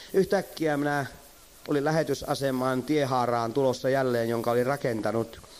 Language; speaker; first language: Finnish; native; Finnish